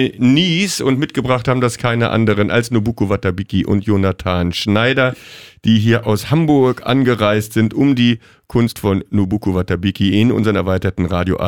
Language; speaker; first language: German; native; German